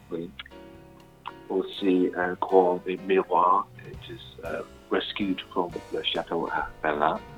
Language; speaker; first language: French; non-native, learner; English